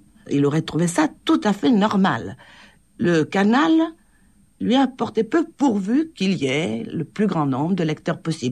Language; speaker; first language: French; native; French